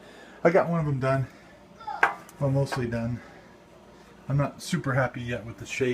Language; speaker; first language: English; native; English